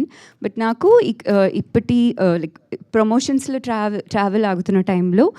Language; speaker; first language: Telugu; non-native, fluent; Tamil